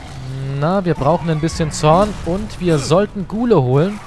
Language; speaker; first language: German; native; German